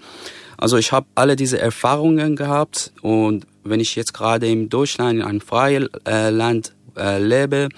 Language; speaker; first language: German; non-native, fluent; Persian